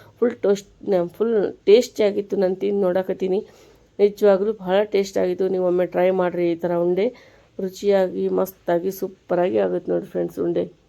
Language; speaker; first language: Kannada; native; Kannada